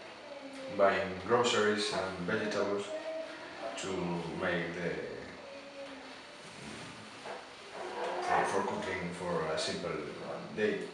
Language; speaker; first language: English; non-native, learner; Spanish